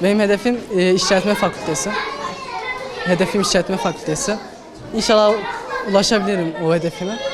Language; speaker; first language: Turkish; early bilingual, other home language; Arabic